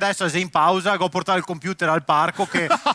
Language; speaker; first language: Italian; native; Italian